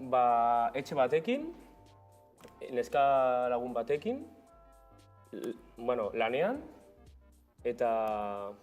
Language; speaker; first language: Basque; non-native, local second language; Spanish